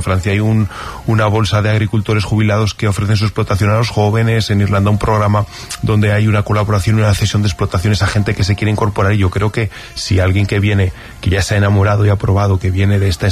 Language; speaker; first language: Spanish; native; Spanish